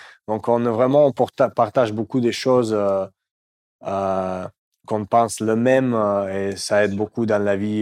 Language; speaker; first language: French; non-native, fluent; Russian